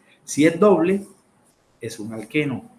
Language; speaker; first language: Spanish; native; Spanish